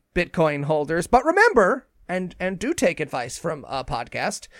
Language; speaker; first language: English; native; English